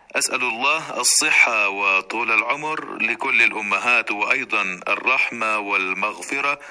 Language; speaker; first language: Arabic; non-native, fluent; Persian